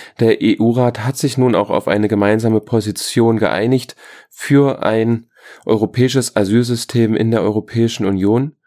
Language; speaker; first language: German; native; German